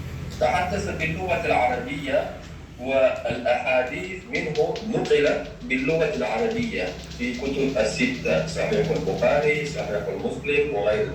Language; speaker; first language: Arabic; non-native, fluent; Chechen